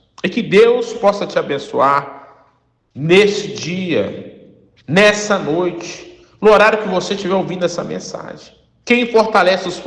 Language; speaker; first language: Portuguese; native; Portuguese